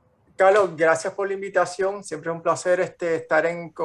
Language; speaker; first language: Spanish; native; Spanish